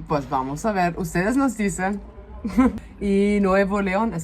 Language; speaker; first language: Spanish; non-native, fluent; German